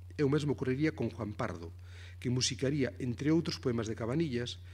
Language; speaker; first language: Galician; native; Galician